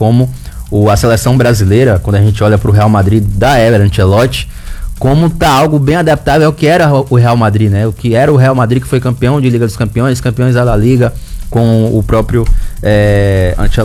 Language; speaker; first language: Portuguese; native; Portuguese